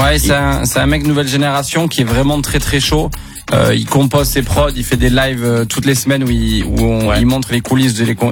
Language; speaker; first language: French; early bilingual, other home language; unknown